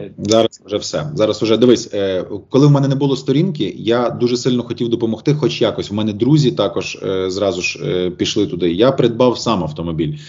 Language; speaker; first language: Ukrainian; native; Ukrainian